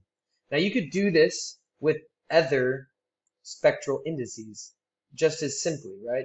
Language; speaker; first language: English; native; English